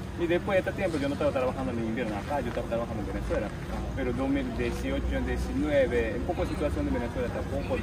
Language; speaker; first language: Spanish; non-native, learner; Japanese